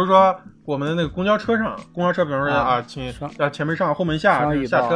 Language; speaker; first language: Chinese; native; Chinese